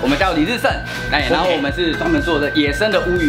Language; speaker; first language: Chinese; native; Chinese